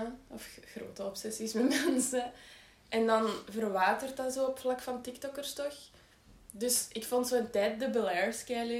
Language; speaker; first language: Dutch; native; Dutch